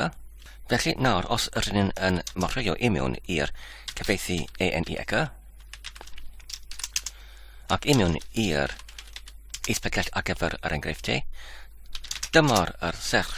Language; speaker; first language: Welsh; non-native, fluent; English